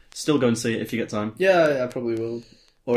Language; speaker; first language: English; native; English